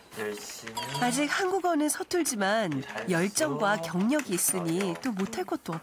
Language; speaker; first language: Korean; native; Korean